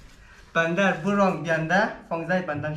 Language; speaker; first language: Chinese; non-native, learner; Persian